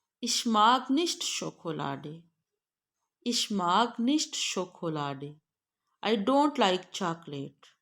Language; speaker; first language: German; non-native, fluent; Urdu